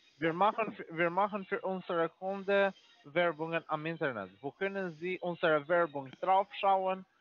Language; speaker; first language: German; non-native, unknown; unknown